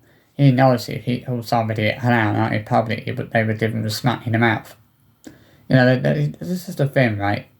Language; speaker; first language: English; native; English